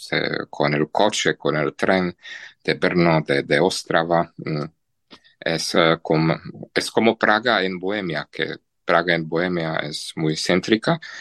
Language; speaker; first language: Spanish; non-native, fluent; Czech